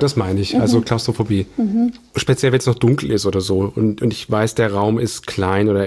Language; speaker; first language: German; native; German